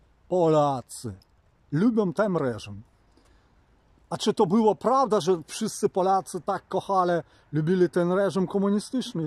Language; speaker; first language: Polish; non-native, fluent; Ukrainian